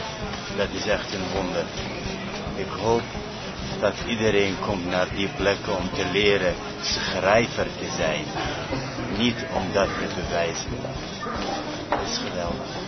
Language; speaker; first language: Dutch; non-native, fluent; Arabic